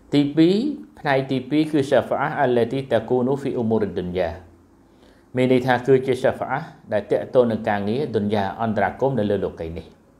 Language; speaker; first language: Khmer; non-native, local second language; Western Cham